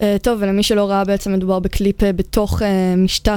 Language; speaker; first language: Hebrew; native; Hebrew